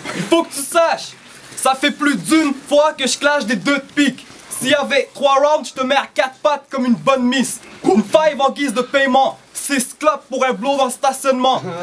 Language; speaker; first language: French; early bilingual, other home language; Arabic